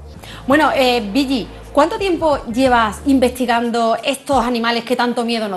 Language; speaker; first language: Spanish; native; Spanish